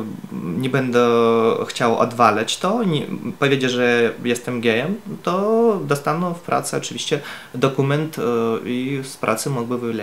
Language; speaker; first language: Polish; non-native, fluent; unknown